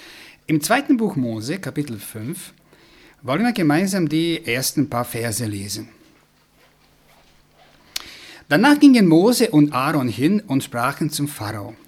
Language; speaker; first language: German; non-native, fluent; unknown